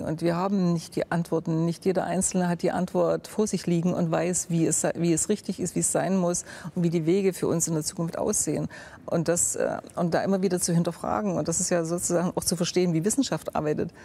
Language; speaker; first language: German; native; German